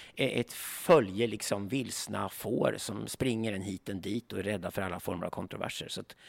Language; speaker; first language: Swedish; native; Swedish